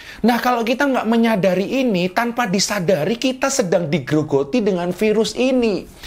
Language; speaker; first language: Indonesian; native; Indonesian